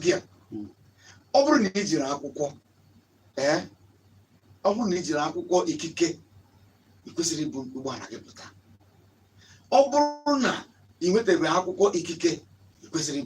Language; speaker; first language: Igbo; native; Igbo